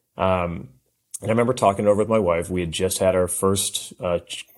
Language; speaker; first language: English; native; English